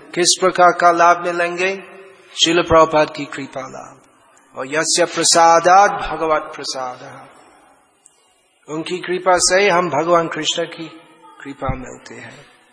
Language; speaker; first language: Hindi; non-native, fluent; English